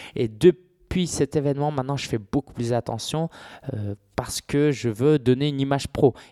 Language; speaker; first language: French; native; French